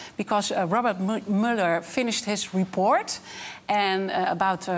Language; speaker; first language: English; non-native, fluent; Dutch